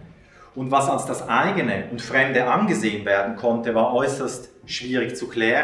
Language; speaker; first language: German; native; German